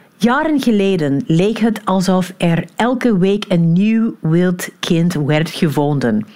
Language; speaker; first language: Dutch; non-native, fluent; English